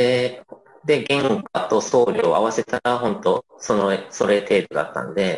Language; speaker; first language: Japanese; native; Japanese